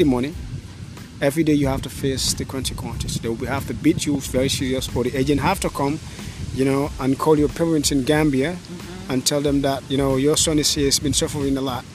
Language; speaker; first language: English; non-native, local second language; Wolof